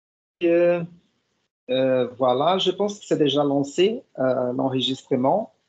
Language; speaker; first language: French; non-native, fluent; Portuguese